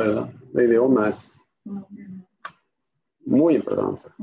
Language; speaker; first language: Spanish; non-native, fluent; Swedish